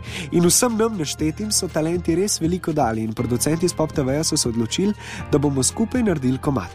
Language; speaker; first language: Slovenian; native; Slovenian